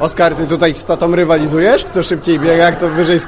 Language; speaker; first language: Polish; native; Polish